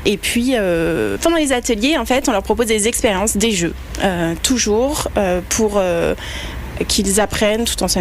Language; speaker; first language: French; native; French